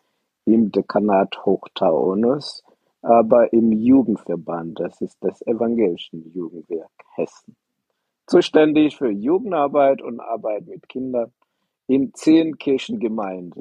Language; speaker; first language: German; non-native, fluent; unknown